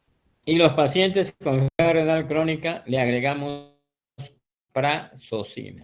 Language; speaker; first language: Spanish; native; Spanish